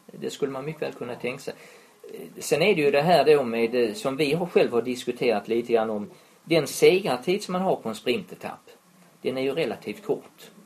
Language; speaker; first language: Swedish; native; Swedish